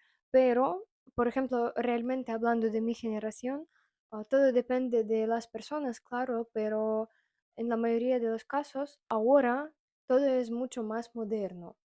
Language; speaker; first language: Spanish; non-native, fluent; Russian